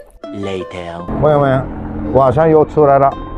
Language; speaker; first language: Chinese; non-native, fluent; Japanese